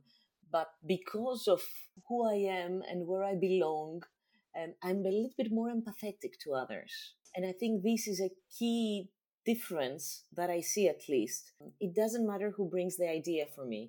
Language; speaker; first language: English; non-native, fluent; Greek